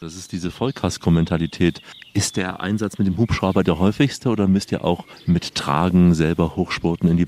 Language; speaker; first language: German; native; German